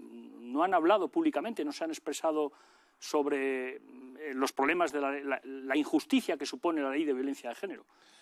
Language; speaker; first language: Spanish; native; Spanish